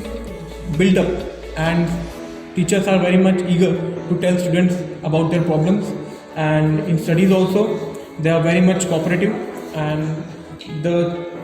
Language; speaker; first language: English; non-native, local second language; Gujarati